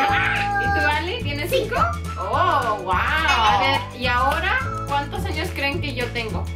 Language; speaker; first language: Spanish; early bilingual, heritage; Spanish